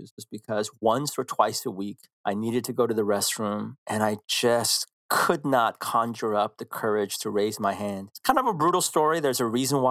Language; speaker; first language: English; early bilingual, other home language; Korean